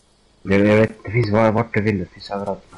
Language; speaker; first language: Swedish; early bilingual, other home language; Turkish